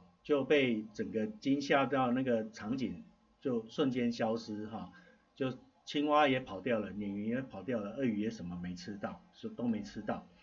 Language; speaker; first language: Chinese; native; Chinese